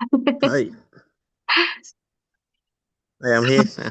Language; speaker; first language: English; non-native, learner; Spanish